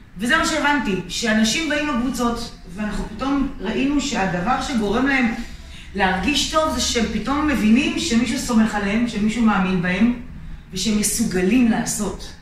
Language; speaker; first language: Hebrew; native; Hebrew